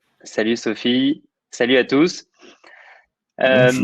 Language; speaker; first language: French; native; French